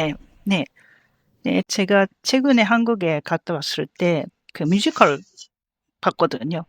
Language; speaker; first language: Korean; non-native, fluent; Japanese